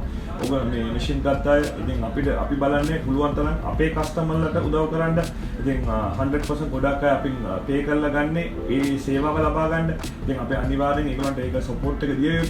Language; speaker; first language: Sinhala; non-native, local second language; Tamil